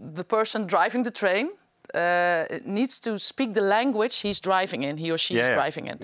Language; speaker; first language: English; non-native, fluent; Dutch